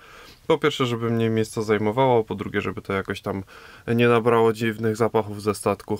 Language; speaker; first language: Polish; native; Polish